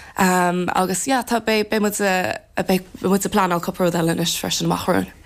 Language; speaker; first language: Irish; native; Irish